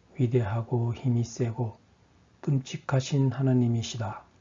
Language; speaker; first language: Korean; native; Korean